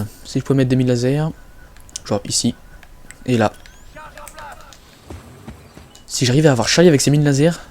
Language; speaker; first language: French; native; French